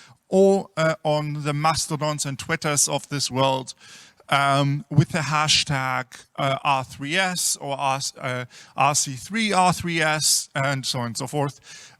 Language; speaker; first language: English; non-native, fluent; German